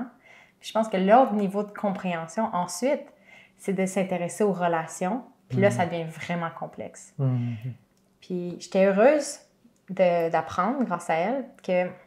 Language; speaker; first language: French; native; French